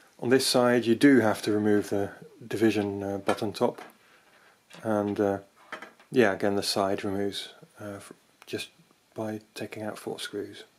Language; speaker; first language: English; non-native, fluent; Dutch